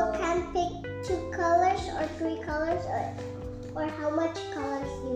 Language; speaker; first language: English; non-native, learner; Indonesian